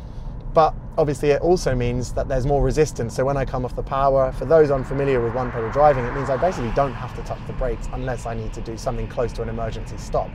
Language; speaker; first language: English; native; English